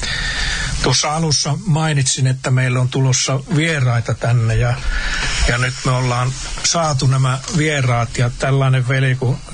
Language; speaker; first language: Finnish; native; Finnish